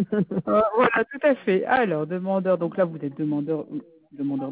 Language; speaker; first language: French; native; French